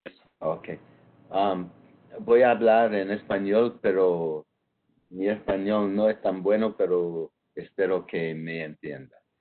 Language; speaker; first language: Spanish; non-native, fluent; English